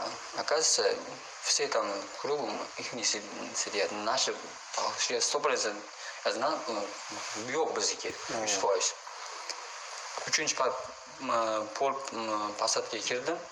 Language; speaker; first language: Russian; non-native, learner; Uzbek